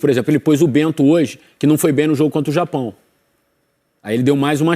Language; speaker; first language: Portuguese; native; Portuguese